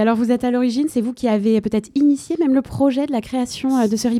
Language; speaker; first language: French; native; French